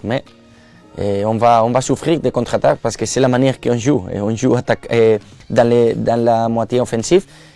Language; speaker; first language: French; non-native, fluent; Spanish